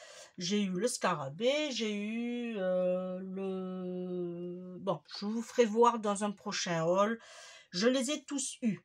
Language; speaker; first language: French; native; French